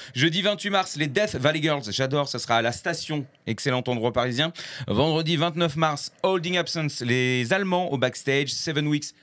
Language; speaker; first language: French; native; French